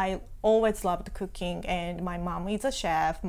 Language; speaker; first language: English; non-native, fluent; Japanese